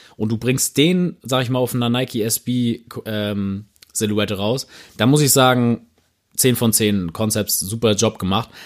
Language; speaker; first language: German; native; German